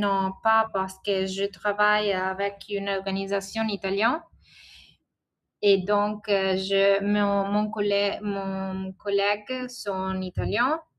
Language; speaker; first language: French; non-native, learner; Italian